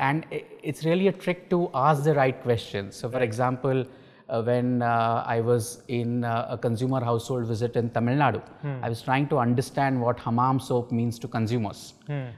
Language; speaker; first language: English; non-native, local second language; Marathi